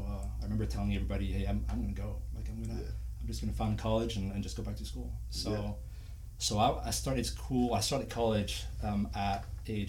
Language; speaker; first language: English; non-native, fluent; French